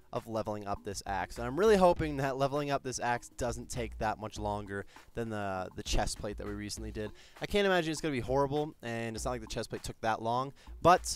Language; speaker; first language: English; native; English